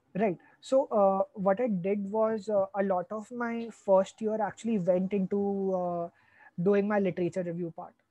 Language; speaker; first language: English; non-native, local second language; Hindi